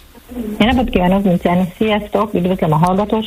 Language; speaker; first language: Hungarian; native; Hungarian